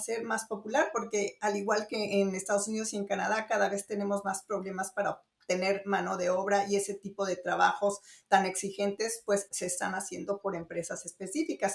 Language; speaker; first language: Spanish; native; Spanish